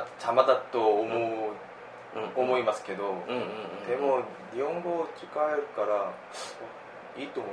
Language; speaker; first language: Japanese; non-native, fluent; Korean